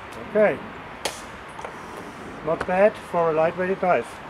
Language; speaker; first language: English; non-native, fluent; German